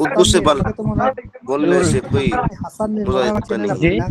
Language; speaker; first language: Hindi; non-native, learner; Bangla